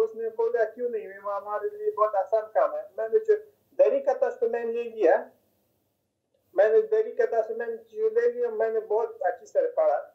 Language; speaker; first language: Hindi; non-native, fluent; Persian